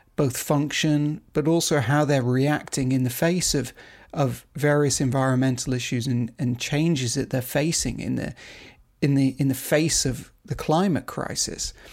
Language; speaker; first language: English; native; English